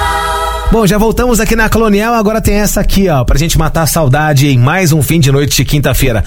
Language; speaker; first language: Portuguese; native; Portuguese